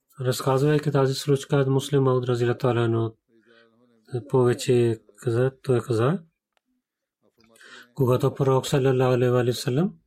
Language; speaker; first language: Bulgarian; non-native, learner; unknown